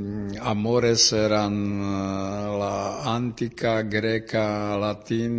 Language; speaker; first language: Spanish; non-native, learner; Czech